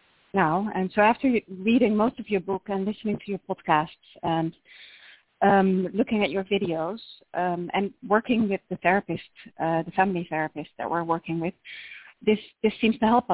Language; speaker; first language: English; non-native, fluent; Dutch